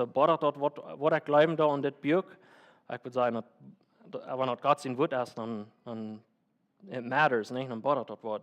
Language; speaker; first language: German; non-native, learner; Plautdietsch